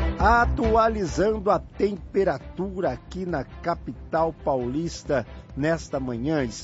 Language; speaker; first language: Portuguese; native; Portuguese